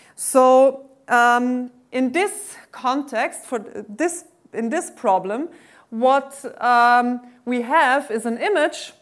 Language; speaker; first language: English; non-native, fluent; German